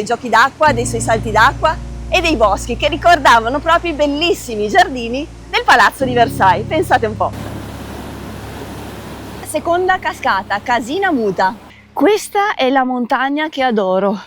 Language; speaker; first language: Italian; native; Italian